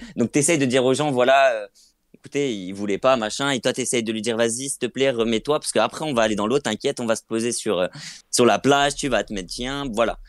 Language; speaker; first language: French; native; French